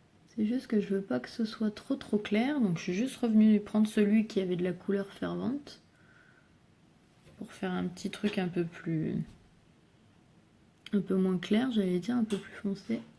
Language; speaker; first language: French; native; French